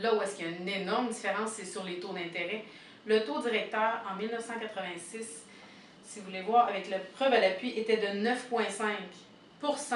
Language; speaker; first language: French; native; French